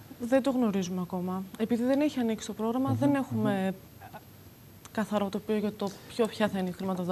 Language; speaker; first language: Greek; native; Greek